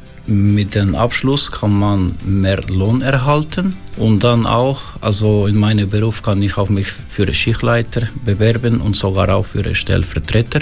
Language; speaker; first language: German; non-native, local second language; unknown